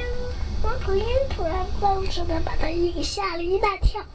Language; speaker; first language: Chinese; native; Chinese